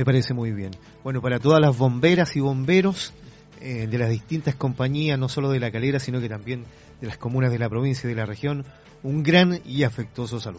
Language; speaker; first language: Spanish; native; Spanish